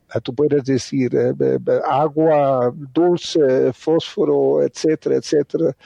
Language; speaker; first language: Spanish; non-native, fluent; Dutch